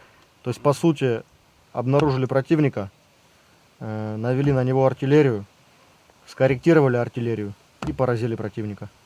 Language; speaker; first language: Russian; native; Russian